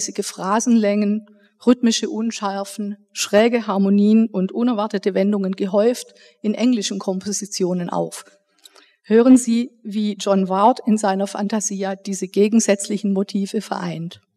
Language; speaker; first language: German; native; German